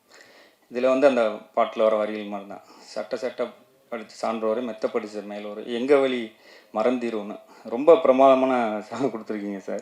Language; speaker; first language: Tamil; native; Tamil